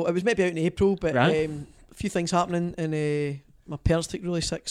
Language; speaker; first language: English; native; English